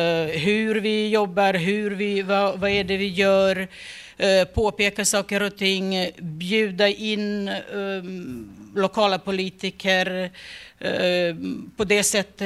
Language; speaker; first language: Swedish; non-native, fluent; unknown